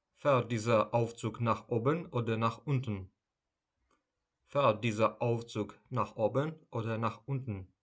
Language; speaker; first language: German; non-native, fluent; Ukrainian